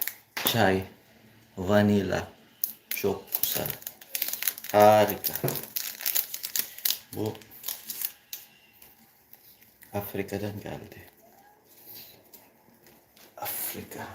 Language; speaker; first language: Turkish; non-native, learner; Filipino